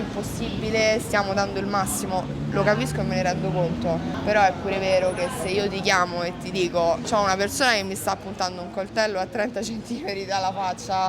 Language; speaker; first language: Italian; native; Italian